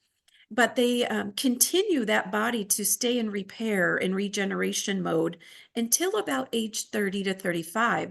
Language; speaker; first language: English; native; English